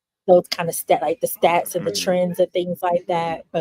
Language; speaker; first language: English; native; English